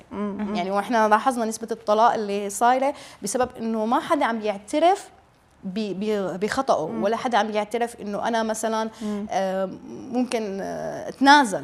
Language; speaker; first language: Arabic; native; Arabic